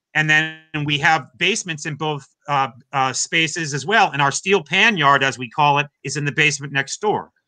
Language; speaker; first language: English; native; English